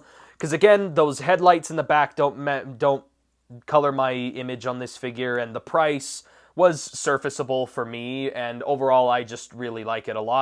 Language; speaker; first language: English; native; English